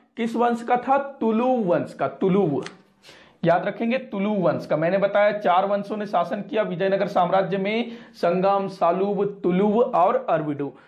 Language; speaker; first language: Hindi; non-native, local second language; Marathi